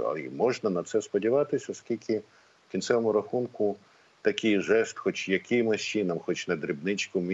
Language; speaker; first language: Ukrainian; native; Ukrainian